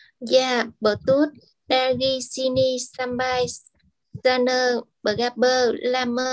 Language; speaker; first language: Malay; non-native, learner; Vietnamese